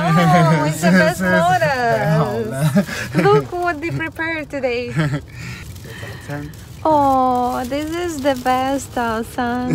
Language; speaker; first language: English; non-native, fluent; Russian